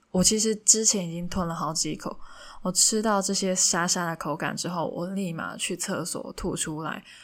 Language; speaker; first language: Chinese; non-native, local second language; Cantonese